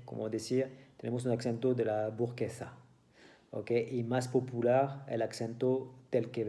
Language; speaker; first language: Spanish; non-native, learner; French